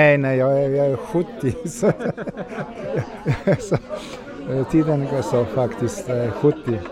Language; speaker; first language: Swedish; non-native, fluent; Polish